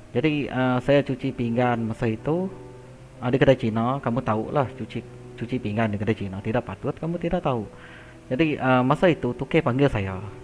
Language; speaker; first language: Malay; non-native, local second language; Iban